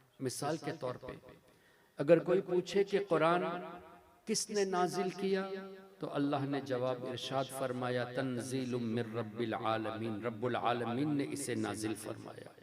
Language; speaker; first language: Urdu; non-native, fluent; Tamil